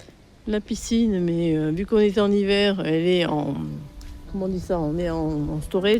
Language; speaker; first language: French; native; French